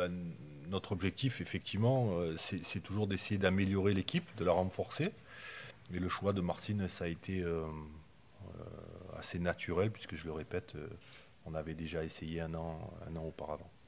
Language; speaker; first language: French; native; French